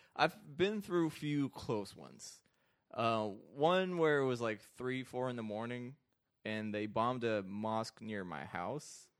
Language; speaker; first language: English; early bilingual, other home language; Arabic